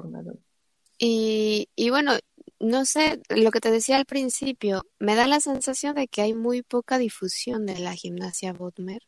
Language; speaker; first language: Spanish; native; Spanish